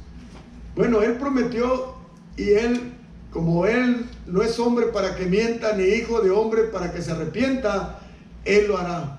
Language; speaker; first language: Spanish; native; Spanish